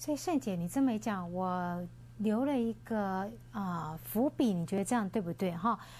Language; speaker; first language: Chinese; native; Chinese